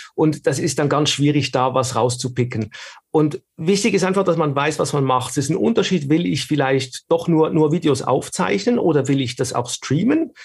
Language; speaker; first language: German; native; German